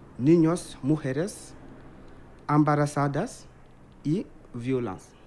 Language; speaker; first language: Spanish; non-native, learner; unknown